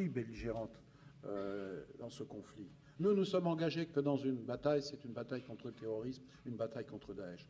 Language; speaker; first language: French; native; French